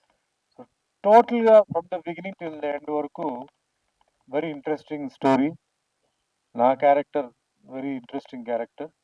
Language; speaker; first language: Telugu; native; Telugu